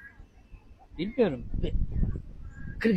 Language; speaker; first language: Turkish; non-native, learner; Kyrgyz